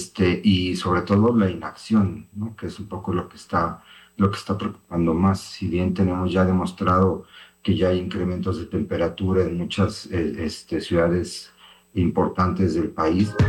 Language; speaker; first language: Spanish; native; Spanish